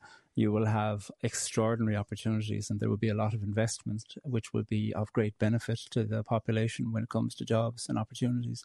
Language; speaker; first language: English; native; English